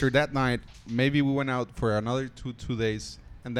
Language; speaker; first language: English; non-native, fluent; Spanish